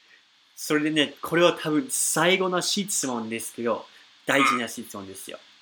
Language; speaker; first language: Japanese; non-native, fluent; English